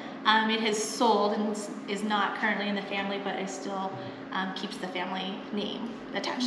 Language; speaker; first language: English; native; English